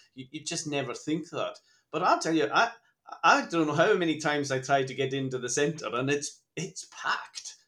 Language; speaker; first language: English; native; English